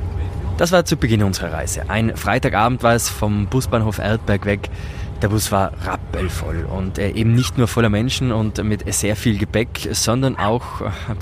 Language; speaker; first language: German; native; German